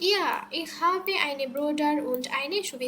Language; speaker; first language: German; non-native, learner; Bangla